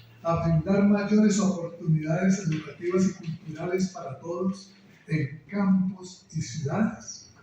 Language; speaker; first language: Spanish; native; Spanish